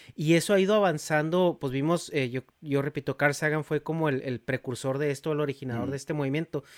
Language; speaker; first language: Spanish; native; Spanish